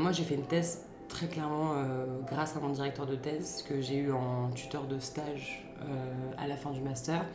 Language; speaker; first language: French; native; French